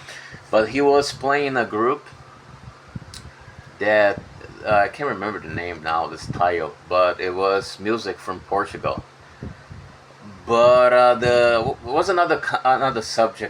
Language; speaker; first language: English; non-native, fluent; Portuguese